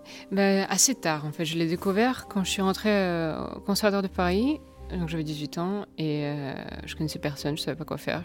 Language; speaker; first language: French; non-native, fluent; Russian